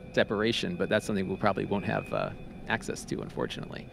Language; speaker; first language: English; native; English